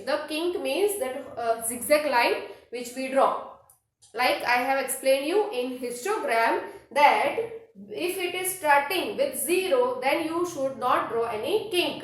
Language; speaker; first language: English; non-native, local second language; Hindi